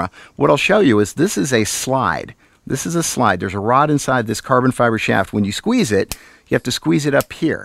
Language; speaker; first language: English; native; English